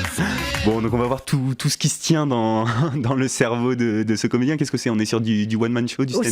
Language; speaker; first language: French; native; French